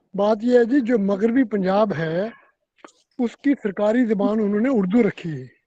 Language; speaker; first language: Hindi; non-native, local second language; Punjabi